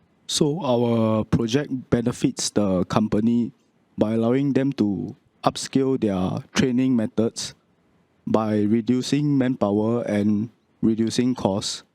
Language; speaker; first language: English; non-native, local second language; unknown